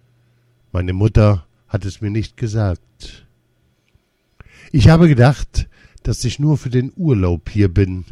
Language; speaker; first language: German; early bilingual, other home language; Lithuanian